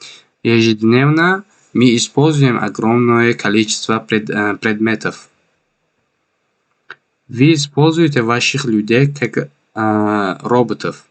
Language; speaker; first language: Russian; non-native, fluent; Tajik